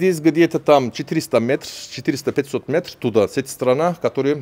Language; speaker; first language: Russian; non-native, learner; Turkish